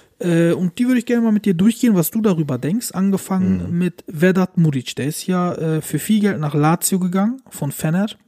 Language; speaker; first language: German; early bilingual, other home language; Turkish